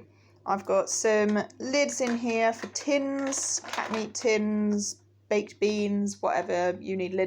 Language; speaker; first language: English; native; English